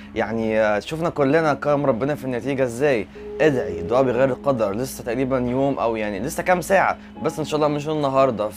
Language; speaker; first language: Arabic; native; Arabic